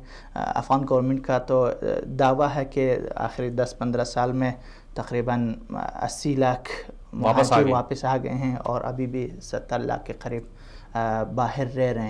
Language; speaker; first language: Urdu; non-native, fluent; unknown